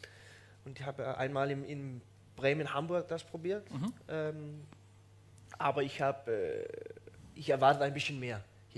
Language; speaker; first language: German; non-native, learner; Danish